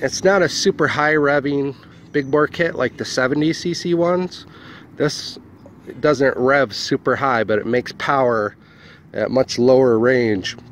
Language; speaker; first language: English; native; English